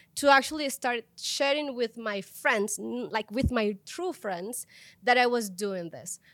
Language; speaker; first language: English; non-native, fluent; Spanish